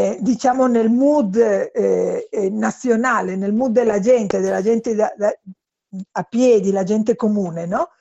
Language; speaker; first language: Italian; non-native, fluent; Spanish